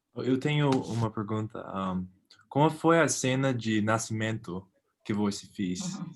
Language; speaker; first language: Portuguese; non-native, learner; English